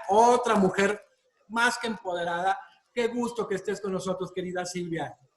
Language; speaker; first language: Spanish; native; Spanish